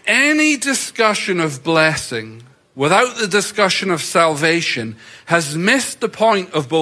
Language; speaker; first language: English; native; English